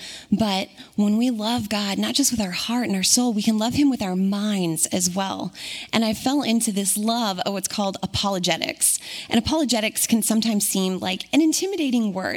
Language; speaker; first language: English; native; English